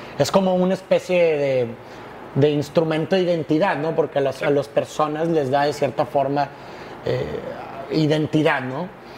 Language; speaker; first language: Spanish; native; Spanish